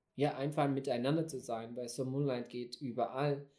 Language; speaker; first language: German; non-native, fluent; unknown